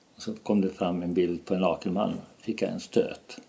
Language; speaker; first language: Swedish; native; Swedish